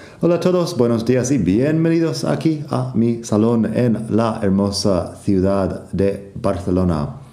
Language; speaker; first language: Spanish; non-native, fluent; English